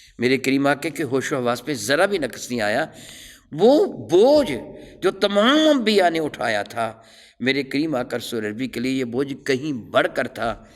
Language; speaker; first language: Urdu; non-native, local second language; Punjabi